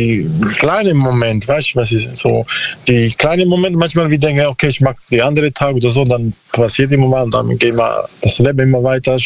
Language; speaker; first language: German; non-native, learner; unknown